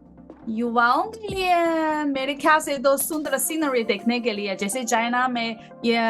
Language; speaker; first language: Hindi; non-native, fluent; Chinese